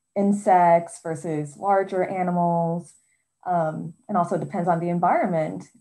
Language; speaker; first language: English; native; English